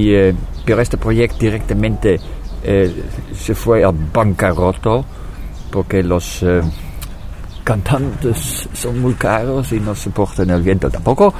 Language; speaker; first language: Spanish; non-native, fluent; Dutch